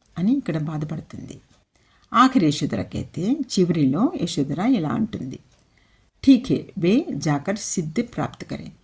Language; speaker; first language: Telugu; non-native, local second language; Urdu